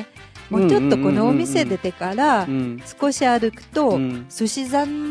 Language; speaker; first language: Japanese; non-native, fluent; Russian